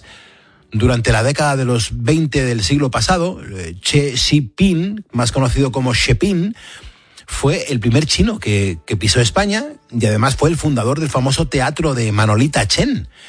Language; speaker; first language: Spanish; native; Spanish